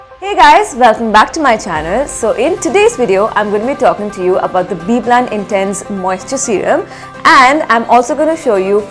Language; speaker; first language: English; non-native, local second language; Hindi